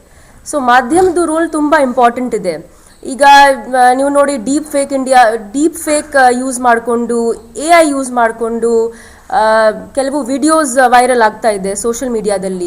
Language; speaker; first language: Kannada; non-native, fluent; Hindi